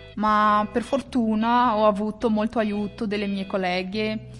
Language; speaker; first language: Italian; non-native, fluent; Portuguese